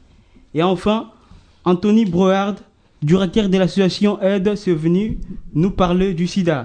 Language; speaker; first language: French; native; French